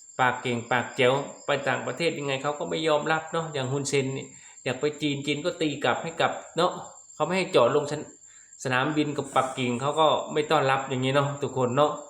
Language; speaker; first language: Thai; non-native, local second language; Lao